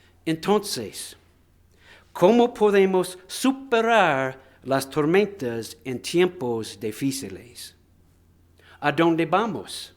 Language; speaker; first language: Spanish; non-native, fluent; English